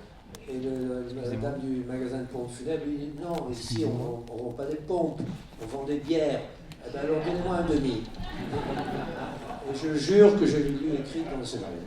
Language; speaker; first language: French; native; French